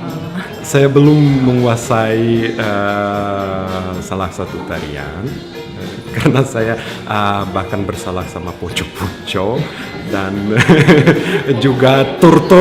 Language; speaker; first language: Indonesian; non-native, fluent; Russian